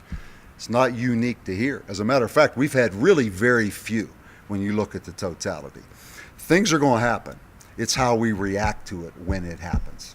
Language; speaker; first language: English; native; English